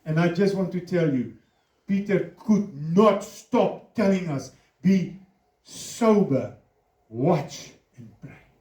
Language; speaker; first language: English; non-native, local second language; Afrikaans